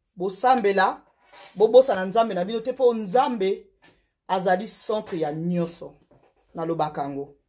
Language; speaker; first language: French; non-native, local second language; Lingala